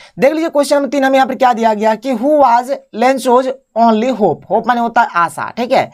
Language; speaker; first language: Hindi; native; Hindi